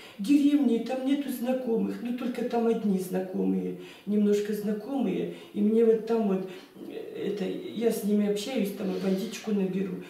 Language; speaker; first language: Russian; native; Russian